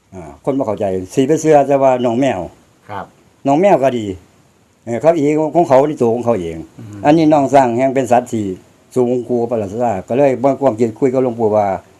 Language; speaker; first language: Thai; native; Thai